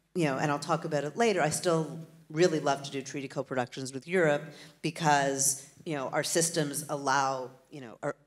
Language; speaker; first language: English; native; English